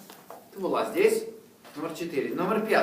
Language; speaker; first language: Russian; non-native, fluent; English